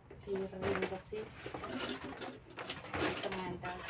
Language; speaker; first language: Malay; non-native, local second language; Javanese